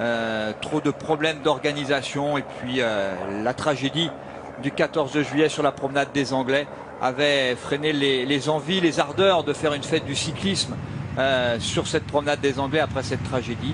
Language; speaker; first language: French; native; French